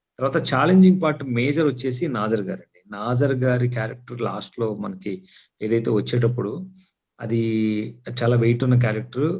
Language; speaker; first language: Telugu; native; Telugu